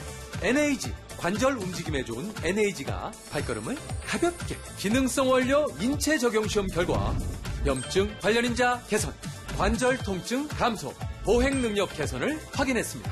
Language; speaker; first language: Korean; native; Korean